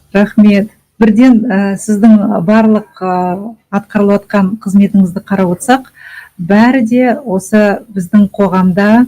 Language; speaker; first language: Kazakh; native; Kazakh